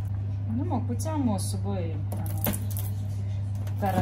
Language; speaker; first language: Japanese; non-native, learner; Ukrainian